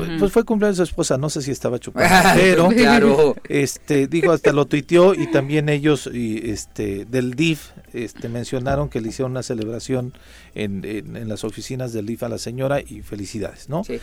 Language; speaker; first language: Spanish; native; Spanish